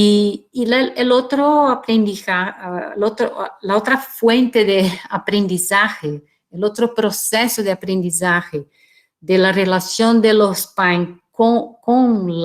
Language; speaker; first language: Spanish; non-native, fluent; Portuguese